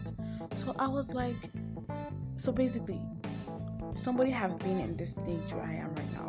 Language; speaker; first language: English; non-native, local second language; Igbo